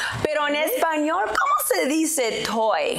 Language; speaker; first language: Spanish; non-native, learner; English